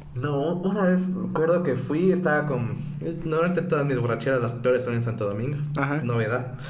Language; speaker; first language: Spanish; native; Spanish